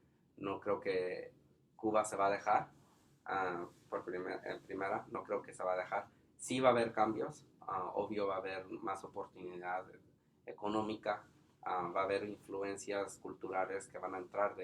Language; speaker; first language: Spanish; early bilingual, heritage; English